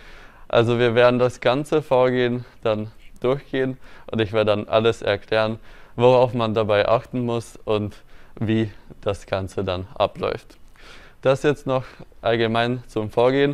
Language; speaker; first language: German; native; German